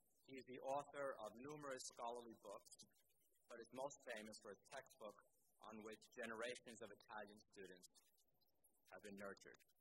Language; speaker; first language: English; native; English